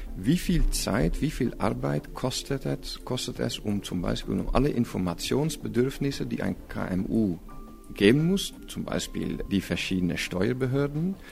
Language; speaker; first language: German; non-native, fluent; Dutch